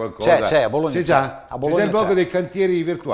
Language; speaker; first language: Italian; native; Italian